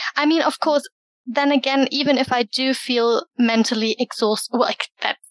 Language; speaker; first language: English; early bilingual, other home language; German